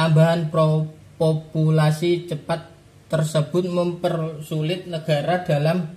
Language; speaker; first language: Indonesian; native; Indonesian